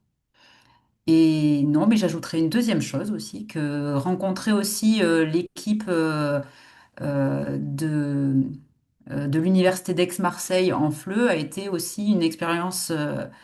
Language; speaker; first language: French; native; French